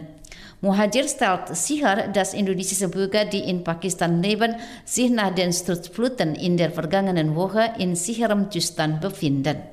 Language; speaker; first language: German; non-native, learner; Indonesian